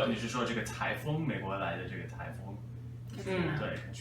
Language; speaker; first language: Chinese; native; Chinese